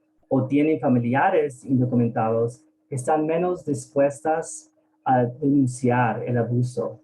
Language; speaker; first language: Spanish; early bilingual, heritage; Spanish